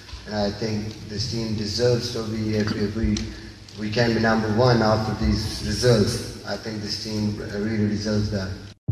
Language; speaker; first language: English; non-native, local second language; Urdu